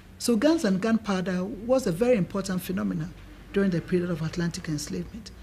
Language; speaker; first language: English; non-native, local second language; Akan